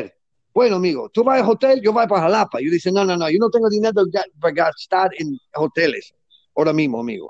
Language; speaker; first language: Spanish; non-native, learner; English